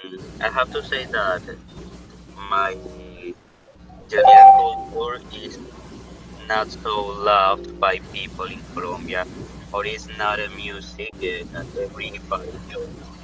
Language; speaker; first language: English; non-native, learner; Spanish